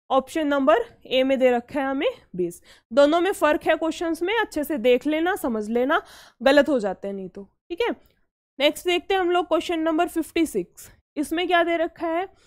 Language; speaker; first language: Hindi; native; Hindi